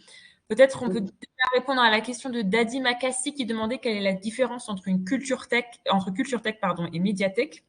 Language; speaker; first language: French; native; French